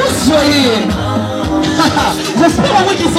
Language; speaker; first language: French; non-native, local second language; Kinyarwanda